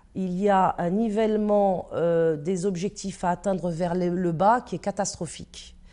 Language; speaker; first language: French; native; French